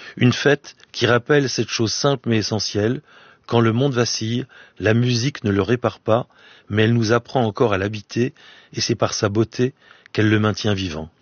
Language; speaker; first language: French; native; French